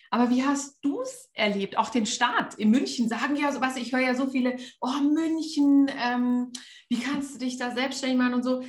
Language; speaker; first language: German; native; German